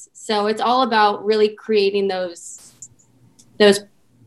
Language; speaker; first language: English; native; English